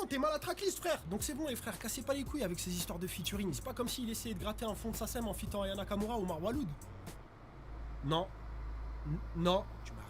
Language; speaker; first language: French; native; French